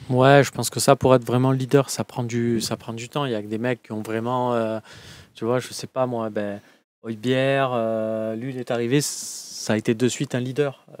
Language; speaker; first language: French; native; French